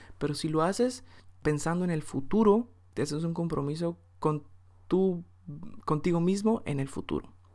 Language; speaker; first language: Spanish; early bilingual, heritage; Spanish